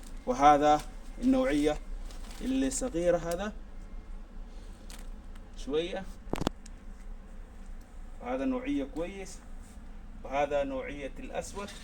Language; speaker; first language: Arabic; non-native, local second language; Somali